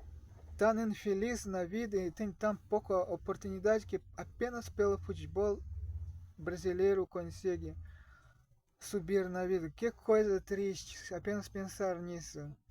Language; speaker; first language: Portuguese; non-native, learner; Russian